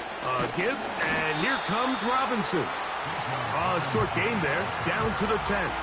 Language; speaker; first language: English; native; English